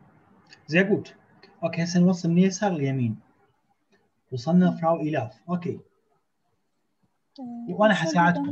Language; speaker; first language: German; non-native, fluent; Arabic